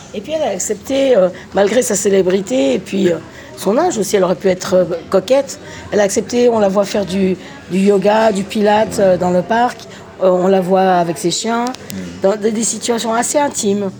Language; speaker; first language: French; native; French